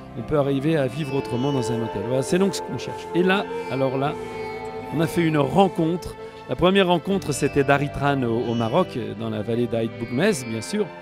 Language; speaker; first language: French; native; French